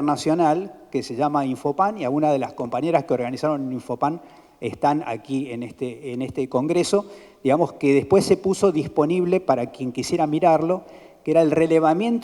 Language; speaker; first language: Spanish; native; Spanish